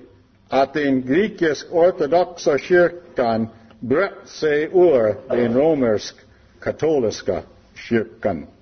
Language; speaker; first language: Swedish; non-native, learner; English